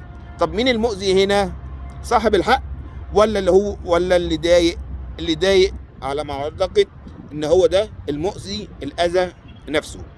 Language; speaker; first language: Arabic; native; Arabic